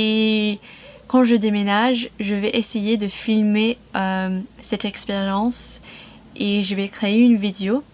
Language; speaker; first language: French; non-native, fluent; English